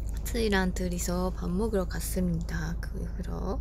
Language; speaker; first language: Korean; non-native, fluent; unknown